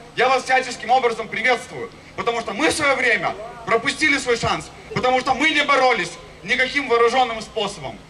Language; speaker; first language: Russian; native; Russian